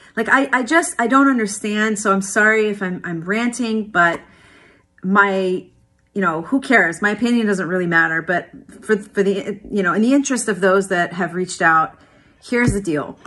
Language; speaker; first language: English; early bilingual, other home language; Persian